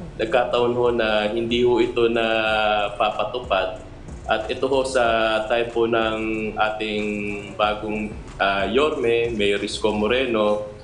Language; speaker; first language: Filipino; native; Filipino